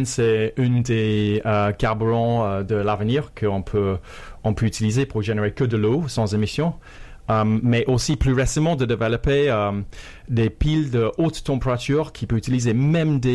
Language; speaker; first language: French; non-native, fluent; English